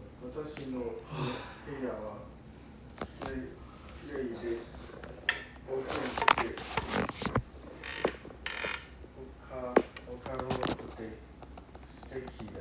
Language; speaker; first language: Japanese; non-native, learner; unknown